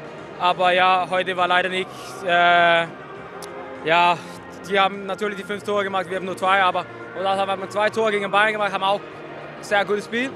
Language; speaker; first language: German; non-native, fluent; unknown